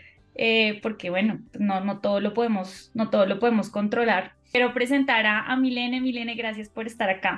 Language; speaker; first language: Spanish; native; Spanish